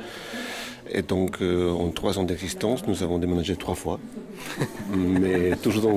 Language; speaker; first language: French; native; French